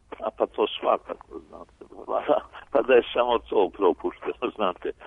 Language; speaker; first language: Serbian; native; Serbian